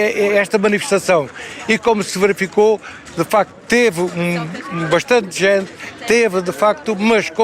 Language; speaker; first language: Portuguese; native; Portuguese